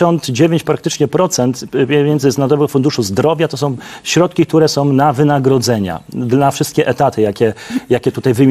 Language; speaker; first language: Polish; native; Polish